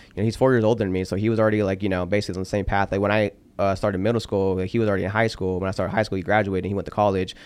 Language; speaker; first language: English; early bilingual, other home language; Polish